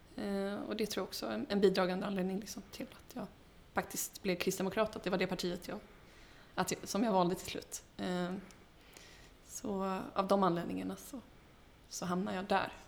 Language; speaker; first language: Swedish; early bilingual, heritage; Swedish